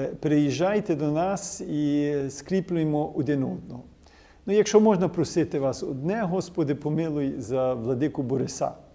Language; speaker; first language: Ukrainian; early bilingual, heritage; Ukrainian